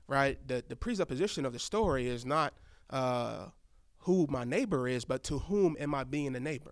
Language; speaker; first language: English; native; English